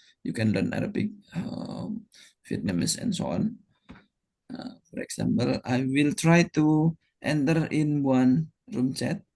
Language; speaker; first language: English; non-native, fluent; Indonesian